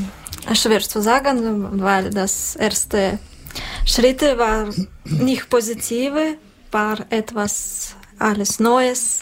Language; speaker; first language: German; non-native, learner; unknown